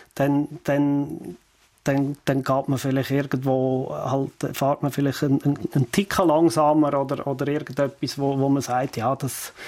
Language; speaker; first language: German; native; German